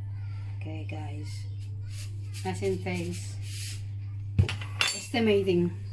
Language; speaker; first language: English; non-native, learner; Filipino